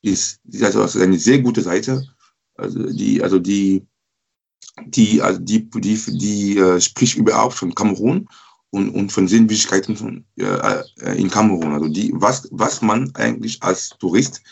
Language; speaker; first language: German; non-native, learner; French